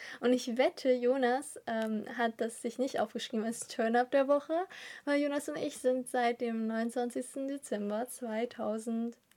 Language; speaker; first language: German; early bilingual, other home language; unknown